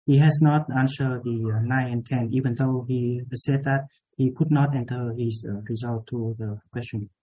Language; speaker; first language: English; non-native, learner; Vietnamese